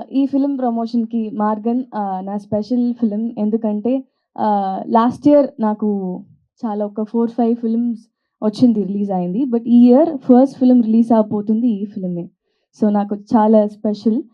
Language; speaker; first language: Telugu; non-native, learner; Tamil